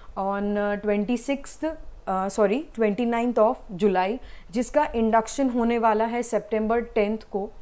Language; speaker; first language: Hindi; non-native, local second language; Gujarati